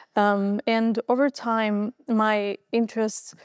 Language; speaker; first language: English; non-native, fluent; Albanian